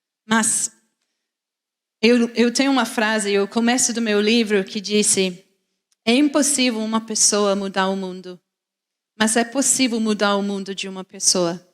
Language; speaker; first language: Portuguese; non-native, fluent; English